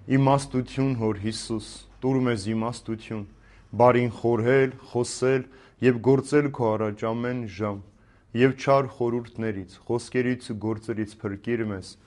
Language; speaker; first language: Armenian; native; Armenian